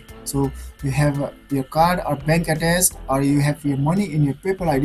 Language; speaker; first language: English; non-native, local second language; Nepali